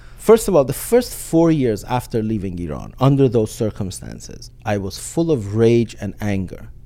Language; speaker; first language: English; non-native, fluent; Persian